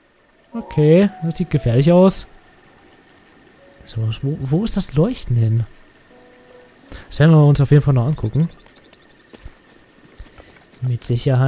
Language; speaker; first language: German; native; German